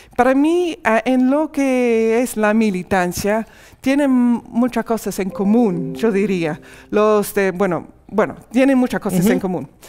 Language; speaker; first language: Spanish; non-native, fluent; English